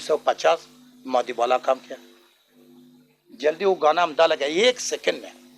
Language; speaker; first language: Hindi; non-native, learner; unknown